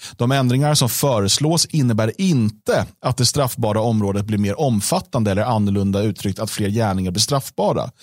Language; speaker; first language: Swedish; native; Swedish